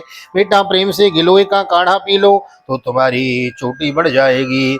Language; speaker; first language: Hindi; native; Hindi